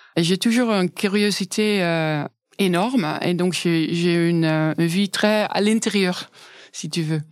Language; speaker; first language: French; non-native, fluent; Dutch